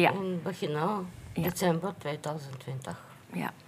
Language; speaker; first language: Dutch; non-native, learner; Bulgarian